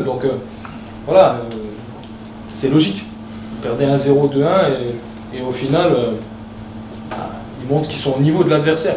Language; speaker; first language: French; native; French